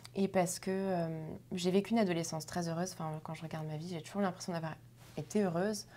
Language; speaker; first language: French; native; French